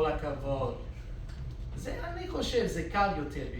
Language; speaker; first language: Hebrew; non-native, fluent; English